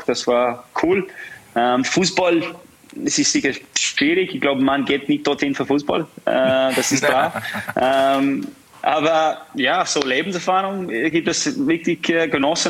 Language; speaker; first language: German; non-native, fluent; English